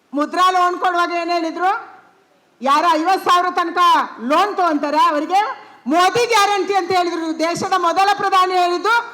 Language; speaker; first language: Kannada; non-native, local second language; Tulu